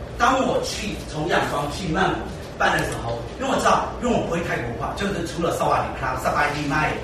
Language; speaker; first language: Chinese; early bilingual, heritage; Chinese